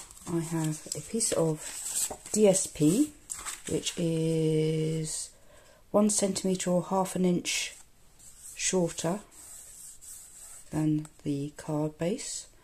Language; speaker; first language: English; native; English